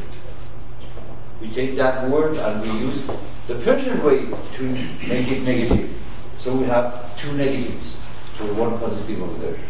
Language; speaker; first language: English; non-native, fluent; Persian